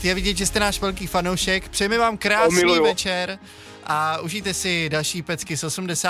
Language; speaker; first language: Czech; native; Czech